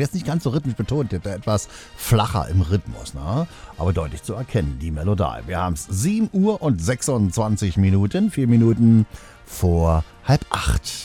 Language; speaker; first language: German; native; German